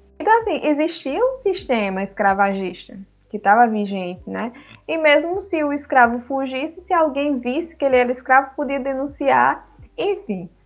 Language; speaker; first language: Portuguese; early bilingual, other home language; Upper Guinea Crioulo